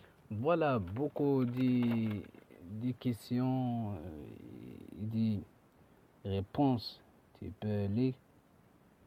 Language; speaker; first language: French; non-native, learner; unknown